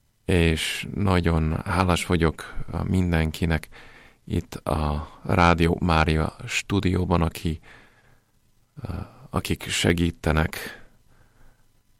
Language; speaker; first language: Hungarian; non-native, fluent; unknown